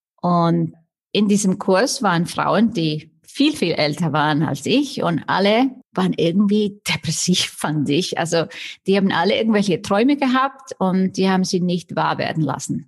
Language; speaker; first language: German; non-native, fluent; Icelandic